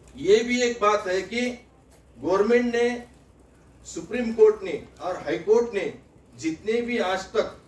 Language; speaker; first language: Hindi; non-native, local second language; Marathi